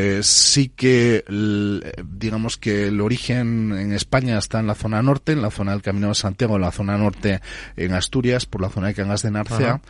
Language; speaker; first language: Spanish; native; Spanish